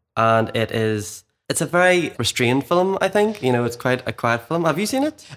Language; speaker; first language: English; native; English